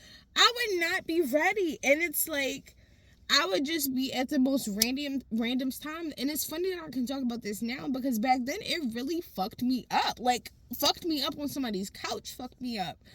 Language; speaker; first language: English; native; English